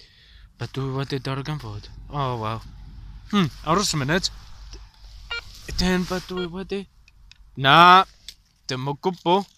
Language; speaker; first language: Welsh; non-native, learner; English